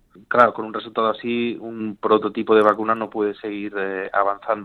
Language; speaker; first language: Spanish; native; Spanish